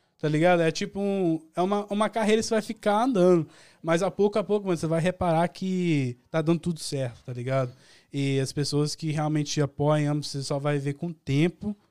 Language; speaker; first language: Portuguese; early bilingual, heritage; Portuguese